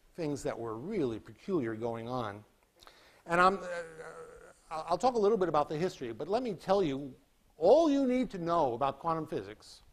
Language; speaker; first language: English; native; English